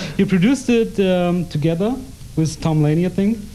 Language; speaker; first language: English; non-native, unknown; German